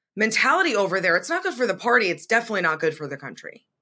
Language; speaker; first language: English; native; English